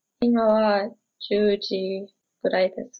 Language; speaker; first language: Japanese; non-native, learner; German